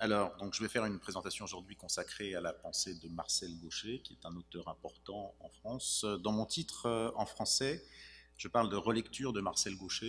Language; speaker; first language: French; native; French